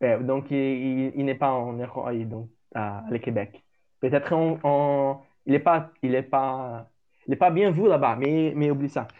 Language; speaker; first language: French; non-native, learner; Portuguese